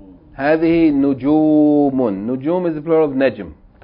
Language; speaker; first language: Arabic; non-native, fluent; English